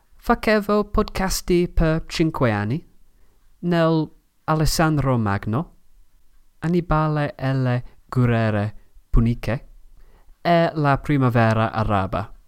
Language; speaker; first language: Italian; non-native, learner; English